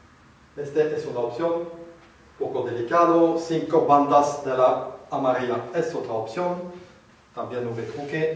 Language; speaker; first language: Spanish; non-native, fluent; French